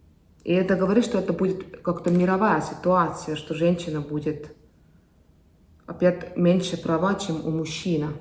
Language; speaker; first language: Russian; non-native, fluent; Estonian